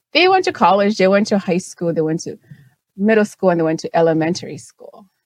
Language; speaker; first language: English; non-native, local second language; Shona